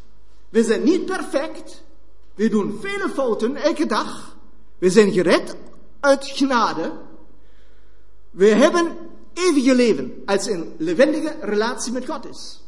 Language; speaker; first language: Dutch; non-native, fluent; German